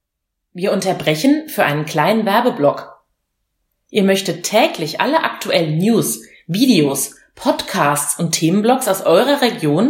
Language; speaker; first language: German; native; German